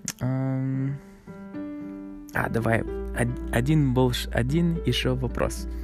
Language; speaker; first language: Russian; non-native, learner; English